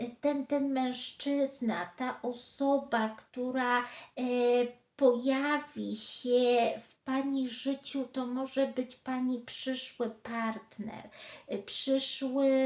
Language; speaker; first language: Polish; native; Polish